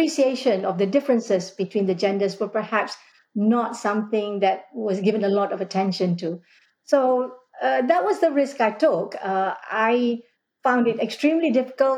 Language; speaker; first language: English; non-native, local second language; Malay